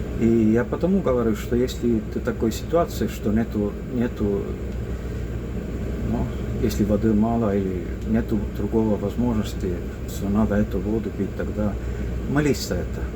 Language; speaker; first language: Russian; non-native, local second language; Estonian